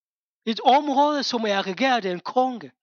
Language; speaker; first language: Danish; non-native, fluent; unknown